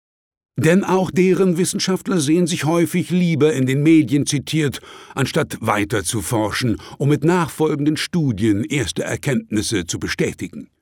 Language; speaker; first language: German; native; German